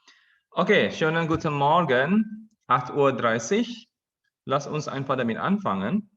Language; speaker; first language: German; non-native, fluent; Indonesian